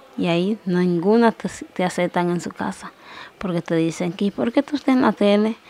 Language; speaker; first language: Spanish; native; Spanish